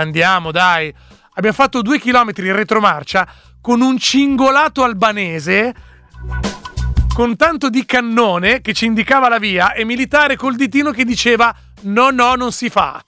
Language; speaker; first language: Italian; native; Italian